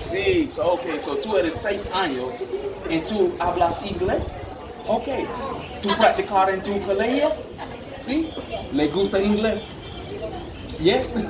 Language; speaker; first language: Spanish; non-native, learner; English